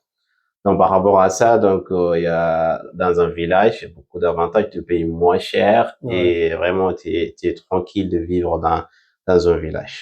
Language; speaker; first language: French; non-native, fluent; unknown